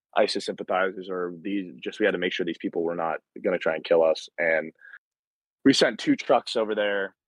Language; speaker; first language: English; native; English